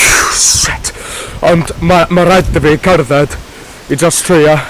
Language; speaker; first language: Welsh; non-native, learner; English